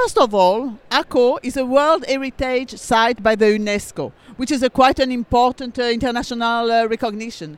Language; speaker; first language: English; non-native, fluent; French